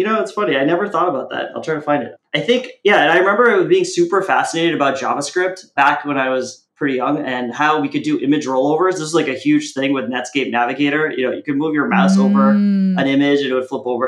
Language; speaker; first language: English; native; English